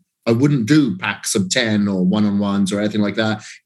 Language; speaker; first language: English; native; English